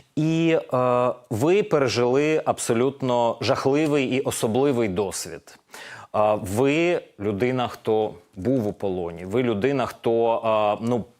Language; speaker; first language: Ukrainian; native; Ukrainian